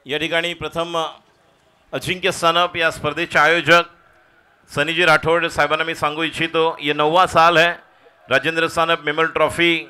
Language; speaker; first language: Hindi; non-native, local second language; Marathi